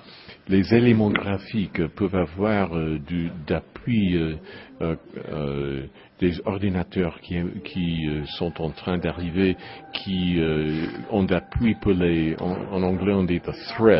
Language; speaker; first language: French; non-native, learner; English